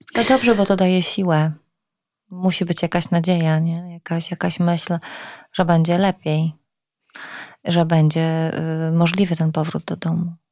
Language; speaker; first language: Polish; native; Polish